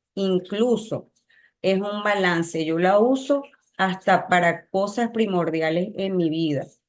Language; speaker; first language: Spanish; native; Spanish